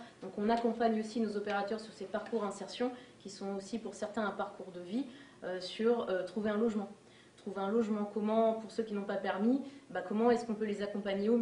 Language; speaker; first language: French; native; French